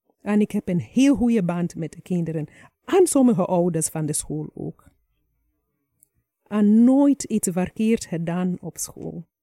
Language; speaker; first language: Dutch; non-native, fluent; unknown